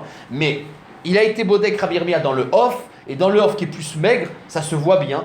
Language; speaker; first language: French; native; French